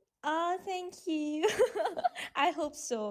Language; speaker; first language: English; non-native, learner; Chinese